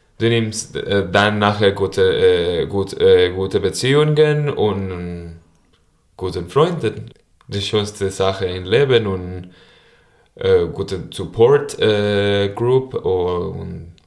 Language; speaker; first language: German; non-native, learner; Spanish